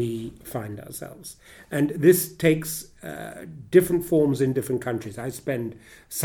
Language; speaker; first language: English; native; English